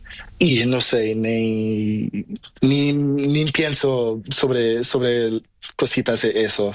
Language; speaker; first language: Spanish; non-native, learner; Portuguese